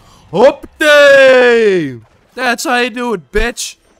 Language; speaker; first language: English; non-native, fluent; Dutch